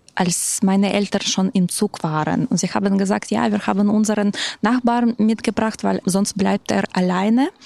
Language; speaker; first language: German; non-native, fluent; Ukrainian